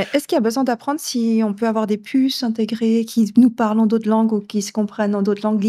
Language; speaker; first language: French; native; French